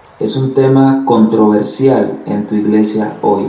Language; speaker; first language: Spanish; native; Spanish